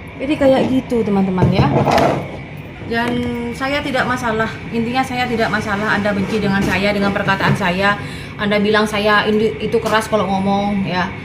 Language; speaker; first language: Indonesian; non-native, local second language; Madurese